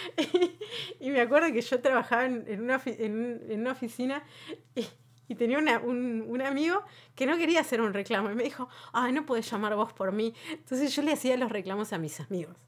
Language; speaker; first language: Spanish; native; Spanish